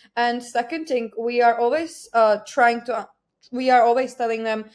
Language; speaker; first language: English; non-native, fluent; Czech